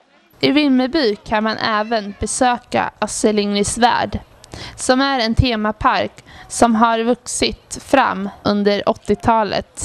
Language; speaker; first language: Swedish; native; Swedish